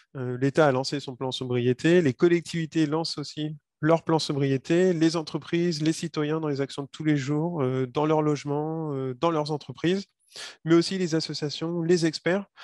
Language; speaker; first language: French; native; French